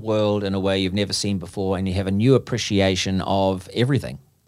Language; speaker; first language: English; native; English